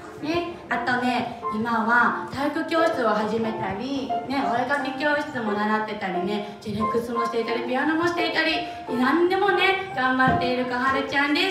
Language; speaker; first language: Japanese; native; Japanese